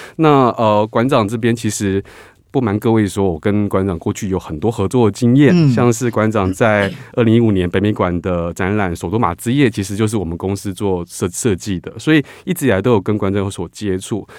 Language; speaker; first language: Chinese; native; Chinese